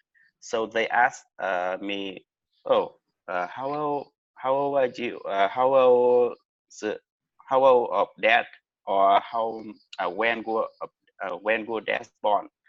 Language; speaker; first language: English; non-native, learner; Vietnamese